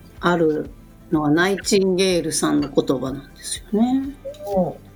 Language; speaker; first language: Japanese; native; Japanese